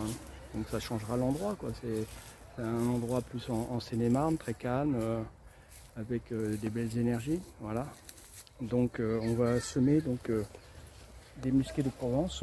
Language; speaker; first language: French; native; French